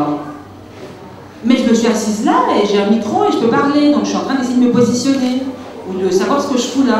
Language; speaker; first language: French; native; French